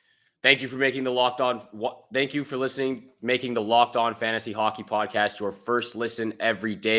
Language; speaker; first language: English; native; English